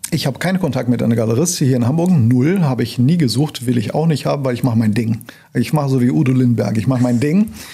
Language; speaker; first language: German; non-native, fluent; Portuguese